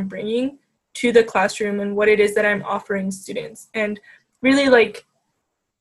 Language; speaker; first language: English; native; English